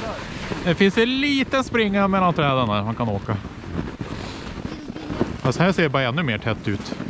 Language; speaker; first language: Swedish; native; Swedish